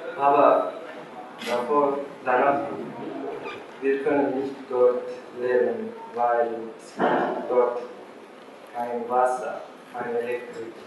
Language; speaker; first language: German; non-native, learner; Arabic